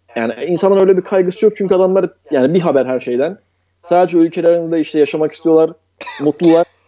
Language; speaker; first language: Turkish; native; Turkish